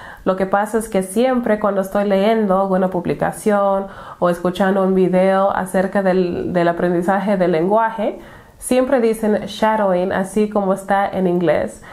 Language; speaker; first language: Spanish; non-native, fluent; English